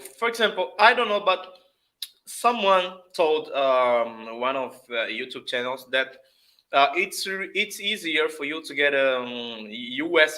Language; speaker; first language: English; non-native, fluent; Portuguese